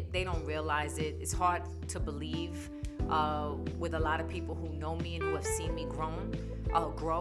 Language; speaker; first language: English; native; English